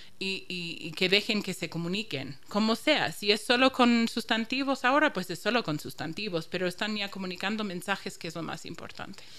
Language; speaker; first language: Spanish; non-native, fluent; English